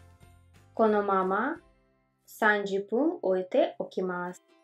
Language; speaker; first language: Japanese; non-native, learner; Russian